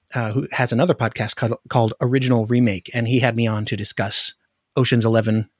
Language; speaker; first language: English; native; English